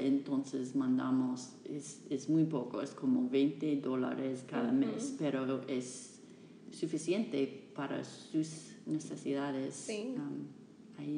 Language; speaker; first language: Spanish; non-native, fluent; English